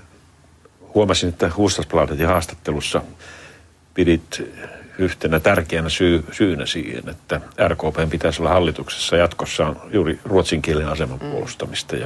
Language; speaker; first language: Finnish; native; Finnish